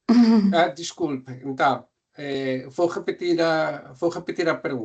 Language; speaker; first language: Portuguese; non-native, fluent; Spanish